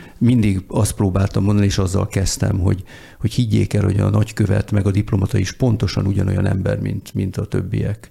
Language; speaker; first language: Hungarian; early bilingual, heritage; Hungarian